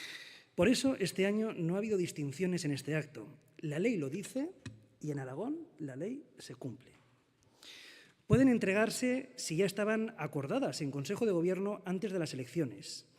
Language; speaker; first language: Spanish; native; Spanish